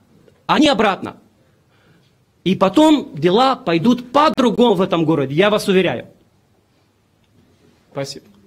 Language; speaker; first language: Russian; non-native, local second language; Romanian